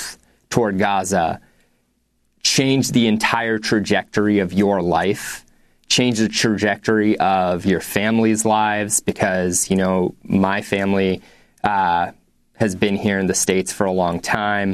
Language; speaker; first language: English; native; English